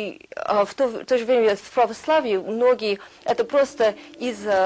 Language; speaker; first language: Russian; early bilingual, heritage; Russian